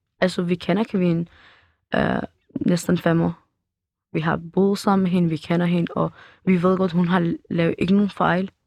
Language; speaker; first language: Danish; early bilingual, other home language; Kurdish